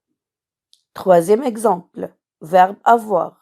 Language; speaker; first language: French; non-native, local second language; Arabic